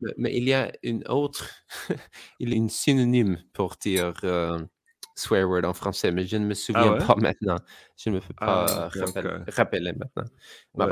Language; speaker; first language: French; non-native, learner; English